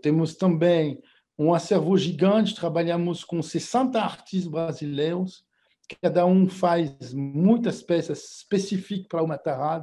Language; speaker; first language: Portuguese; non-native, fluent; French